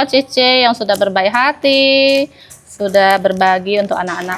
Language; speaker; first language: Indonesian; native; Indonesian